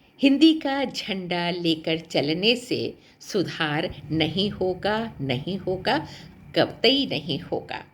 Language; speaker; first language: Hindi; native; Hindi